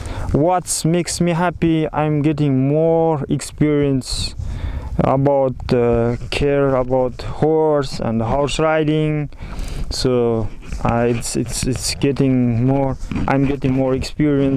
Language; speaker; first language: English; non-native, learner; Kazakh